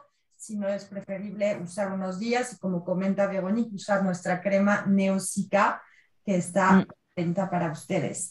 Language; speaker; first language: Spanish; native; Spanish